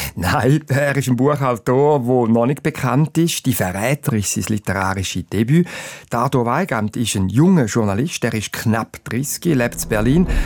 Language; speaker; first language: German; native; German